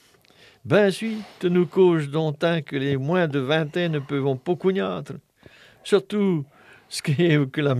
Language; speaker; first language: French; native; French